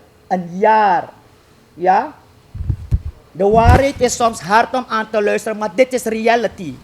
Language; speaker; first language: Dutch; native; Dutch